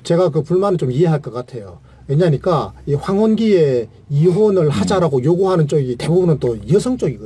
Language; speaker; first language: Korean; native; Korean